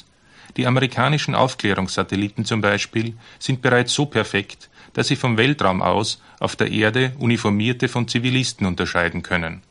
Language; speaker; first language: German; native; German